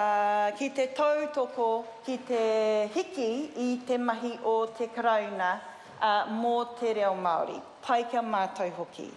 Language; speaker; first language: Māori; non-native, learner; English